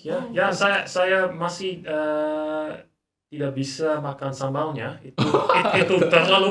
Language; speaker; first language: Indonesian; non-native, learner; English